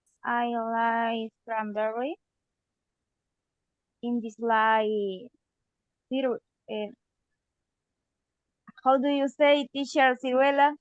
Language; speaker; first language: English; non-native, learner; Spanish